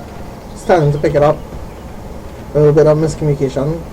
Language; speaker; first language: English; native; English